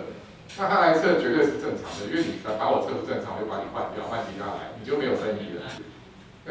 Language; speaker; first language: Chinese; native; Chinese